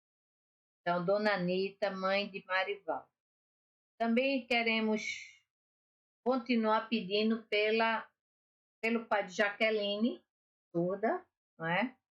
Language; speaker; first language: Portuguese; native; Portuguese